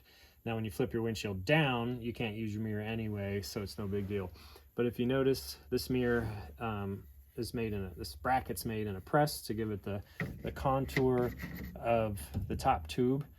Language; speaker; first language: English; native; English